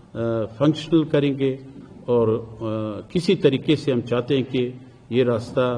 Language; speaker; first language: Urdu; non-native, fluent; Persian